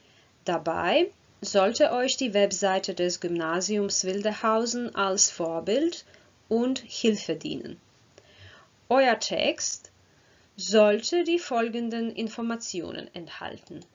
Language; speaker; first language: German; non-native, fluent; Croatian